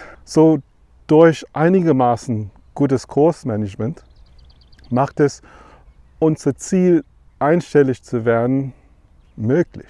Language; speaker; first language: German; non-native, fluent; English